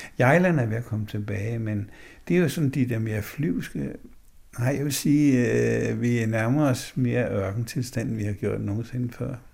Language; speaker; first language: Danish; native; Danish